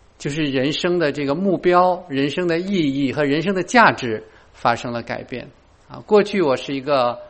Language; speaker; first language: Chinese; native; Chinese